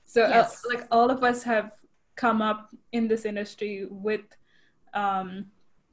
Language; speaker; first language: English; native; English